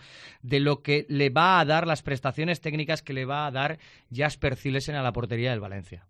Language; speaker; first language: Spanish; native; Spanish